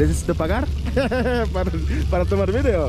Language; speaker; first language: Spanish; non-native, learner; Korean